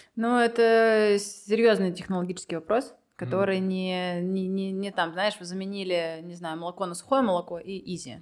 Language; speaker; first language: Russian; native; Russian